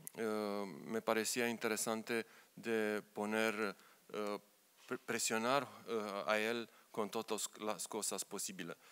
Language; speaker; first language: Spanish; non-native, learner; Romanian